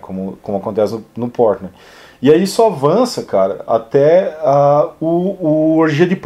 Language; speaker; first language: Portuguese; native; Portuguese